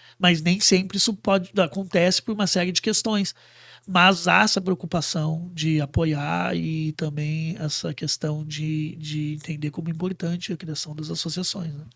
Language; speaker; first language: Portuguese; native; Portuguese